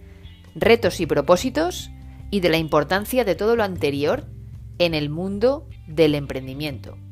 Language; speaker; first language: Spanish; native; Spanish